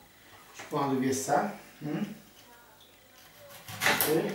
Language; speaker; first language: French; non-native, learner; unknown